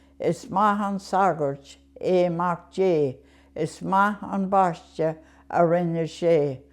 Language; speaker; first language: Irish; native; Irish